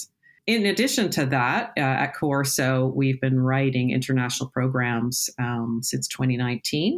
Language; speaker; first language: English; native; English